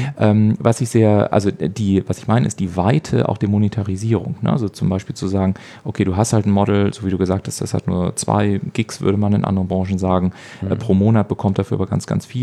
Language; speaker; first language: German; native; German